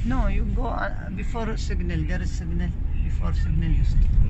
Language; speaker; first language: English; non-native, learner; Arabic